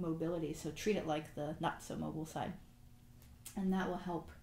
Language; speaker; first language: English; native; English